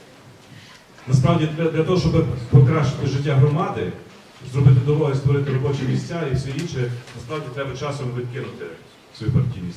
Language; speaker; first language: Ukrainian; native; Ukrainian